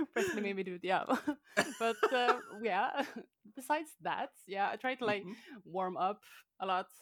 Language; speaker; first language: English; non-native, fluent; Swedish